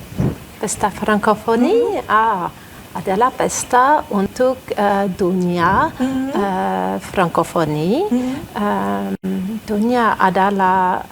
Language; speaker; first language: Indonesian; non-native, learner; French